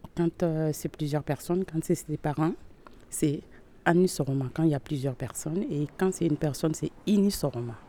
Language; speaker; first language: French; non-native, local second language; Bambara